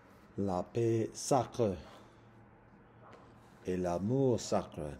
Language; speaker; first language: French; non-native, learner; English